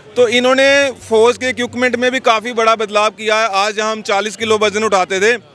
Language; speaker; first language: Hindi; native; Hindi